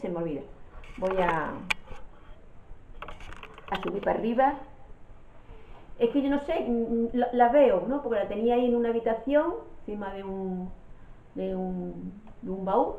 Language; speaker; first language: Spanish; native; Spanish